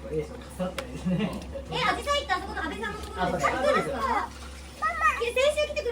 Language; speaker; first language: Japanese; native; Japanese